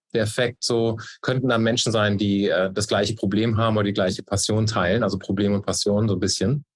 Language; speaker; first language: German; native; German